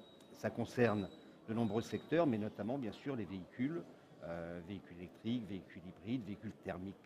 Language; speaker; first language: French; native; French